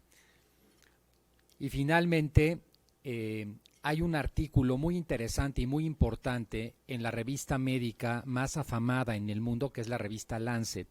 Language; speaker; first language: Spanish; native; Spanish